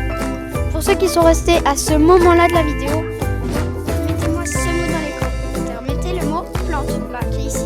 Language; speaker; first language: French; native; French